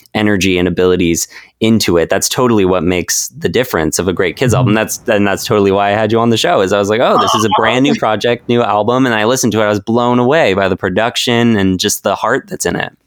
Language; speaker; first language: English; native; English